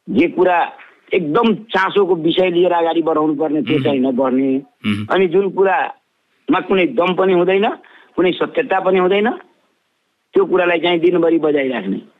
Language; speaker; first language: Nepali; non-native, local second language; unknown